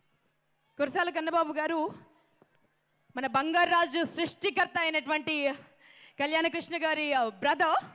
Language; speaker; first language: Telugu; native; Telugu